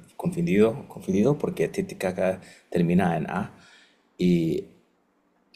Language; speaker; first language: Spanish; non-native, learner; English